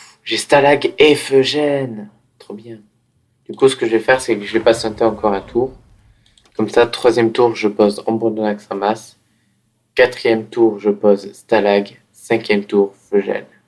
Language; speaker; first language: French; native; French